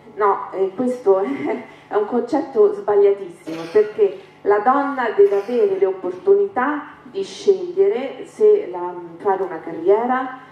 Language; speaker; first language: Italian; native; Italian